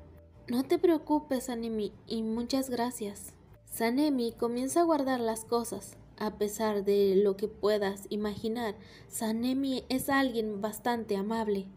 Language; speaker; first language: Spanish; native; Spanish